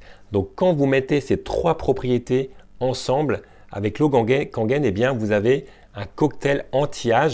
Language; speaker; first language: French; native; French